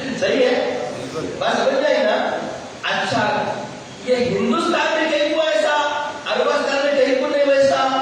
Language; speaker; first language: Urdu; native; Urdu